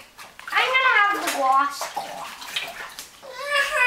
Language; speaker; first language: English; native; English